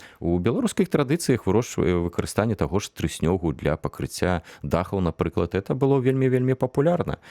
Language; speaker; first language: Belarusian; non-native, local second language; Russian